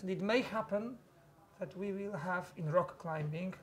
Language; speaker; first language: English; non-native, fluent; Polish